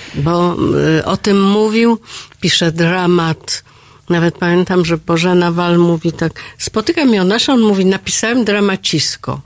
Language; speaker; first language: Polish; native; Polish